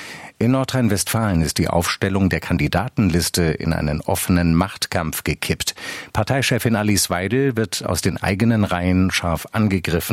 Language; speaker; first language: German; native; German